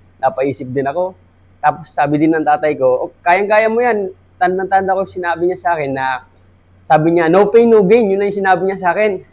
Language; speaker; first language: Filipino; non-native, local second language; Maranao